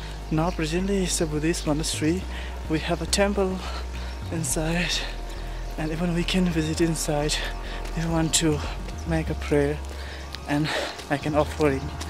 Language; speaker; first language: English; non-native, local second language; Nepali